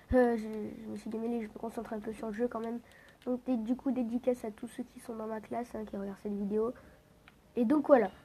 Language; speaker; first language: French; native; French